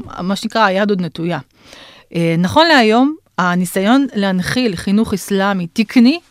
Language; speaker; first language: Hebrew; non-native, fluent; Russian